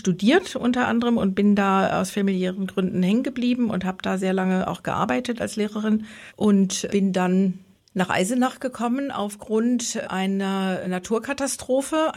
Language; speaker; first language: German; native; German